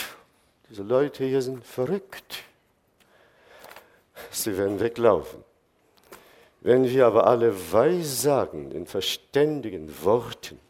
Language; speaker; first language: German; non-native, fluent; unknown